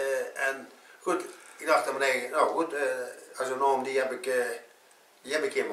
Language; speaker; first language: Dutch; native; Dutch